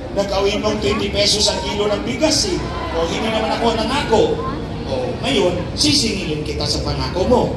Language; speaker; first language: Filipino; non-native, local second language; Cebuano